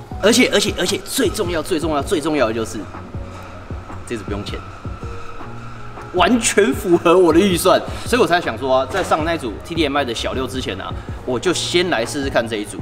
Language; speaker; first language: Chinese; native; Chinese